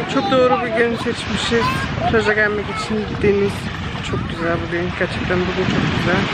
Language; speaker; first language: Turkish; early bilingual, other home language; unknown